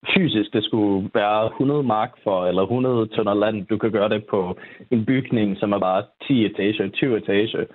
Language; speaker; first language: Danish; non-native, fluent; English